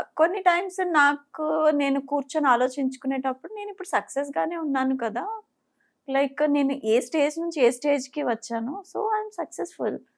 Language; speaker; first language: Telugu; non-native, fluent; Bangla